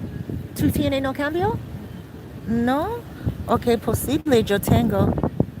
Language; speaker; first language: Spanish; non-native, learner; English